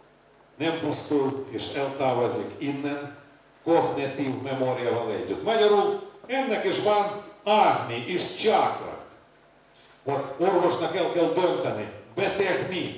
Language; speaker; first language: Hungarian; non-native, learner; Russian